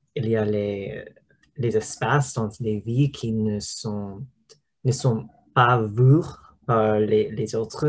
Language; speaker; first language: French; non-native, learner; English